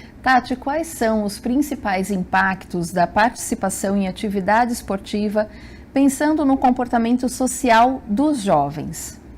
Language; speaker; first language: Portuguese; native; Portuguese